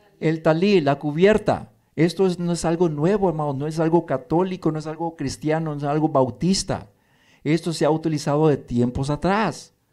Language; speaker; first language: Spanish; early bilingual, heritage; Spanish